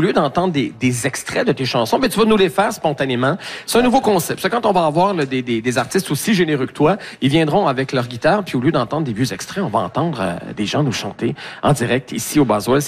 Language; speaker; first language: French; native; French